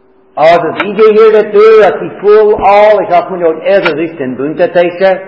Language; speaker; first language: Hungarian; non-native, fluent; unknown